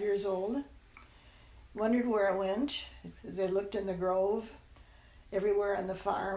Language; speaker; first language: English; non-native, local second language; German